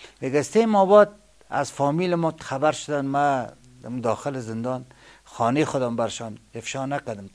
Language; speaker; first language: Persian; native; Persian